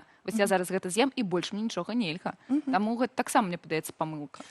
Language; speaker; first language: Belarusian; native; Belarusian